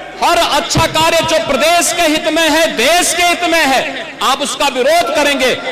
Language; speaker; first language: Hindi; native; Hindi